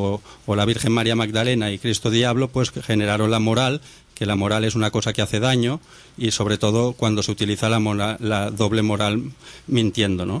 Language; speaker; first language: Spanish; native; Spanish